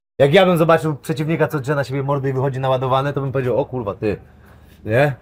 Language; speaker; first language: Polish; native; Polish